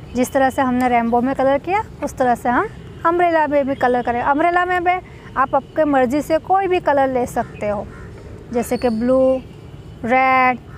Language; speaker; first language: Hindi; non-native, local second language; Gujarati